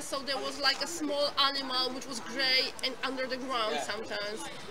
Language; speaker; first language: English; non-native, fluent; Polish